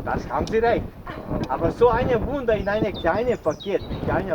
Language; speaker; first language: German; non-native, learner; Croatian